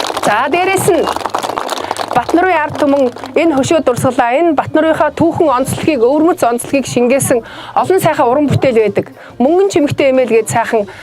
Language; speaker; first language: Mongolian; native; Mongolian